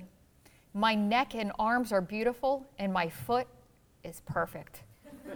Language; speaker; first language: English; native; English